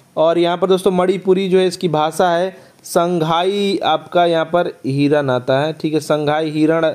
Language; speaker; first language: Hindi; native; Hindi